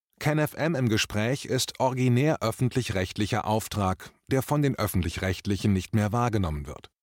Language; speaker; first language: German; native; German